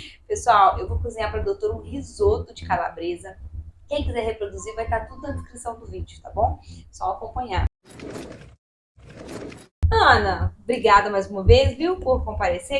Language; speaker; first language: Portuguese; native; Portuguese